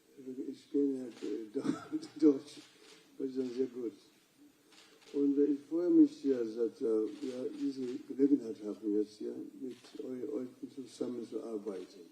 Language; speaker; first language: German; non-native, fluent; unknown